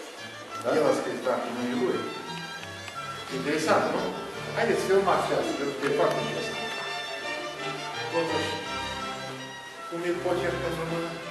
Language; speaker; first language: Romanian; non-native, local second language; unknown